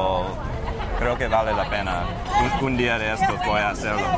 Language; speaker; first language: Spanish; non-native, fluent; English